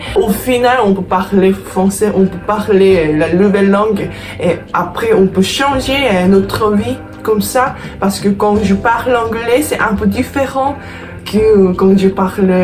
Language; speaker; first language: French; non-native, fluent; Korean